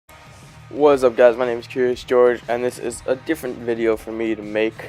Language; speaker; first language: English; native; English